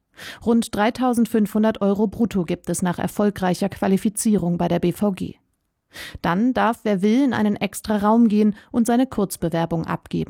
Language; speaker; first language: German; native; German